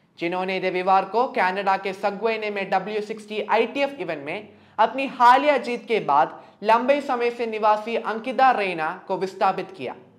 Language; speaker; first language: Hindi; non-native, local second language; Malayalam